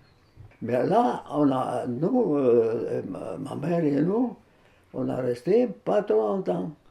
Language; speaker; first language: French; non-native, fluent; Spanish